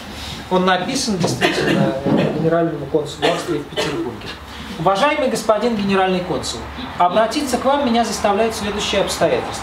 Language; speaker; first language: Russian; native; Russian